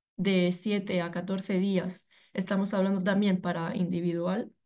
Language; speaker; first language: Spanish; native; Spanish